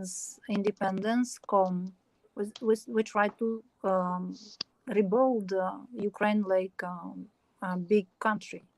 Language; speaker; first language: English; non-native, learner; Ukrainian